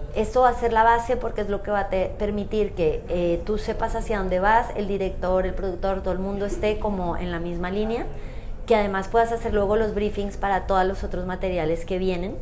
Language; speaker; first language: Spanish; native; Spanish